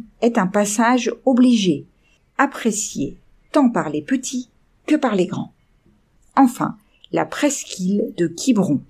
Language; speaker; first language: French; native; French